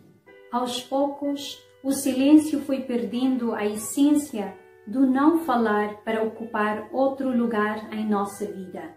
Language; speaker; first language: Portuguese; non-native, fluent; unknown